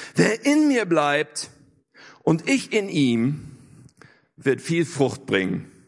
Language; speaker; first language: German; native; German